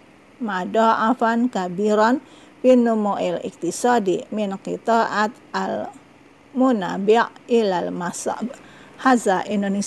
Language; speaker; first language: Arabic; non-native, fluent; Indonesian